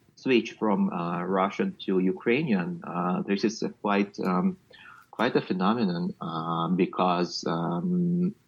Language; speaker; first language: English; non-native, fluent; Ukrainian